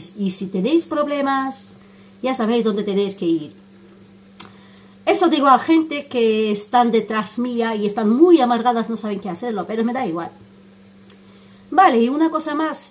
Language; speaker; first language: Spanish; non-native, fluent; Armenian